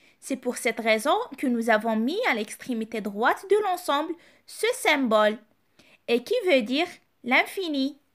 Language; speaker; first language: French; non-native, local second language; Arabic